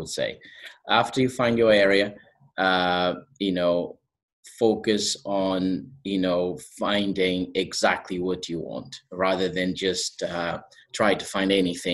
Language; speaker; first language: English; non-native, fluent; Portuguese